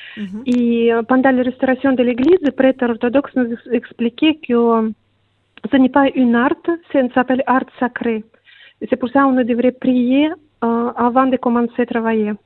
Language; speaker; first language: French; non-native, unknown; Russian